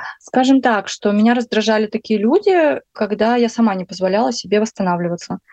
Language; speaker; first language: Russian; native; Russian